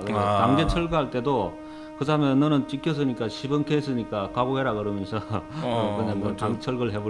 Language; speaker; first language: Korean; native; Korean